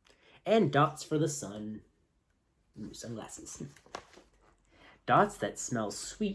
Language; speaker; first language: English; native; English